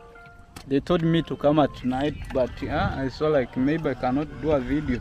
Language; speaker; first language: English; non-native, fluent; Rundi